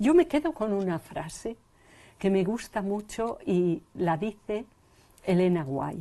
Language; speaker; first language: Spanish; native; Spanish